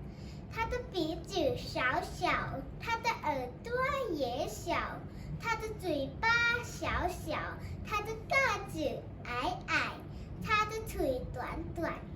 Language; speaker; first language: Chinese; non-native, learner; Thai